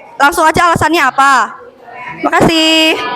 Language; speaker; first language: Indonesian; native; Indonesian